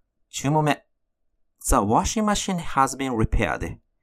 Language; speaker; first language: English; non-native, fluent; Japanese